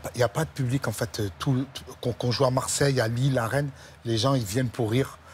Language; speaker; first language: French; native; French